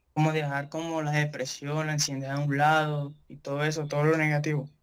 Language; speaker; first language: Spanish; native; Spanish